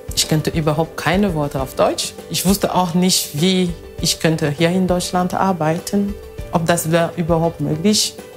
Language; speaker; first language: German; non-native, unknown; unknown